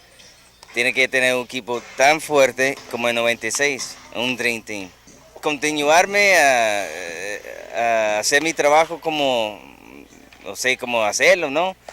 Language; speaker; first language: Spanish; non-native, fluent; English